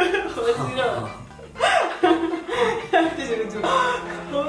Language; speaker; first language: Japanese; non-native, learner; Spanish